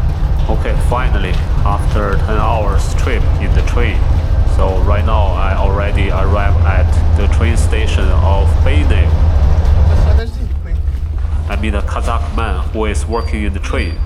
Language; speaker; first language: English; non-native, fluent; Chinese